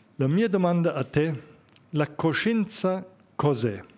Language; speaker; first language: Italian; native; Italian